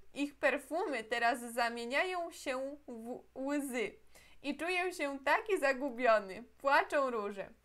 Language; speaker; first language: Polish; non-native, fluent; Portuguese